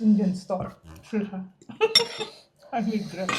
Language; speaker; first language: English; non-native, fluent; Filipino